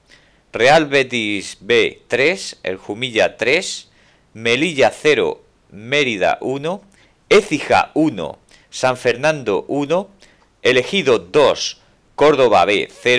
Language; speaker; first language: Spanish; native; Spanish